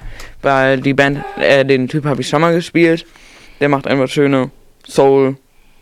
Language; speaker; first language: German; native; German